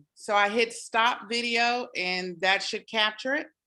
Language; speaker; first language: English; native; English